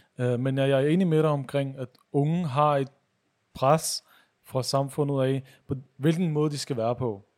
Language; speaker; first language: Danish; early bilingual, other home language; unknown